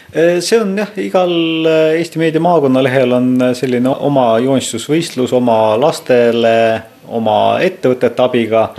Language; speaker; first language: Estonian; native; Estonian